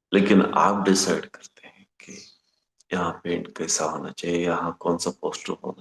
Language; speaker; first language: Hindi; non-native, local second language; Kannada